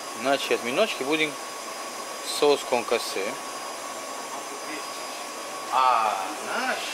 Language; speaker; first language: Russian; non-native, learner; Spanish